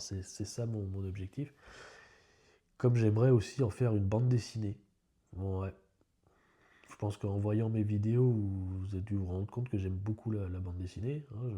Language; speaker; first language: French; native; French